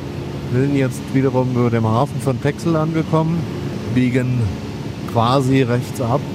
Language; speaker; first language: German; native; German